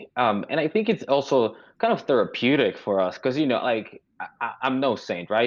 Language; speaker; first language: English; non-native, fluent; Spanish